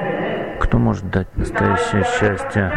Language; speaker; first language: Russian; non-native, fluent; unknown